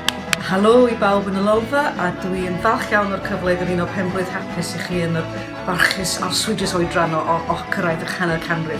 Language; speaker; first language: Welsh; native; Welsh